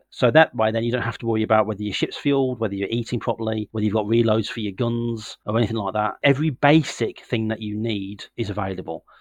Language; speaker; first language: English; native; English